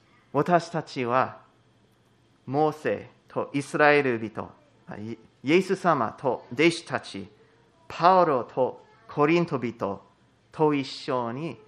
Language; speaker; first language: Japanese; non-native, fluent; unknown